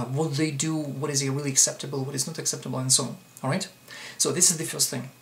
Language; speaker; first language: English; non-native, fluent; Russian